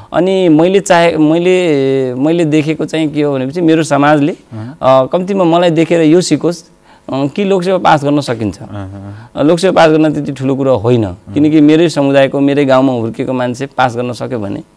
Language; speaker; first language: Nepali; non-native, local second language; Dangaura Tharu